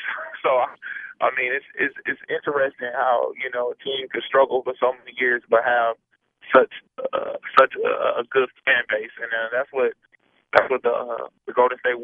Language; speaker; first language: English; native; English